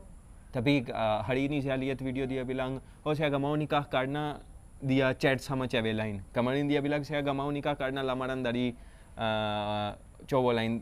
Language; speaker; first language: Indonesian; non-native, fluent; Urdu